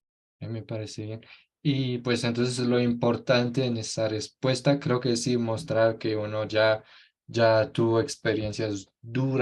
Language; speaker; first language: Spanish; non-native, fluent; French